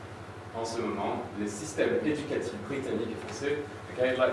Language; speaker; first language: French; non-native, fluent; English